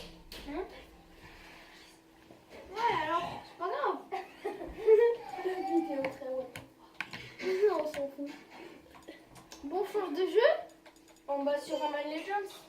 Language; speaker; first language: French; native; French